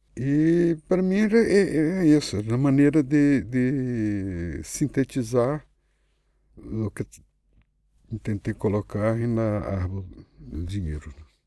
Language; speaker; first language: Portuguese; native; Portuguese